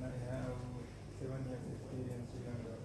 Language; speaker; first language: English; non-native, learner; Sinhala